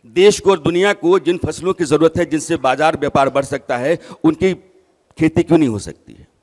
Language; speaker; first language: Hindi; native; Hindi